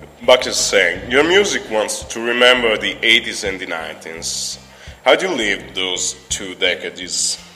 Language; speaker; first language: English; non-native, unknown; Italian